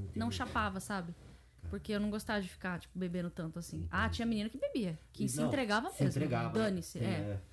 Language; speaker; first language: Portuguese; early bilingual, heritage; Portuguese